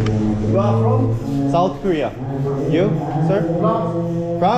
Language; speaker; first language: English; non-native, learner; Korean